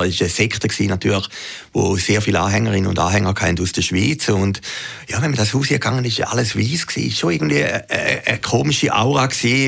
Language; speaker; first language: German; native; German